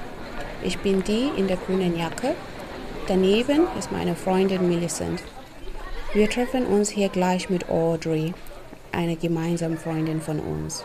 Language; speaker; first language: German; non-native, fluent; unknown